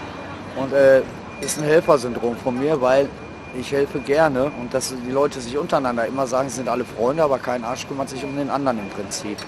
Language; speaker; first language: German; native; German